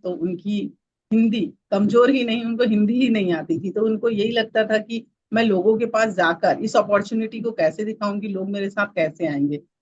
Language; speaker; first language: Hindi; native; Hindi